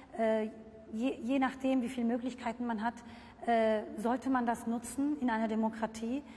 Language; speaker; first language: German; early bilingual, other home language; Turkish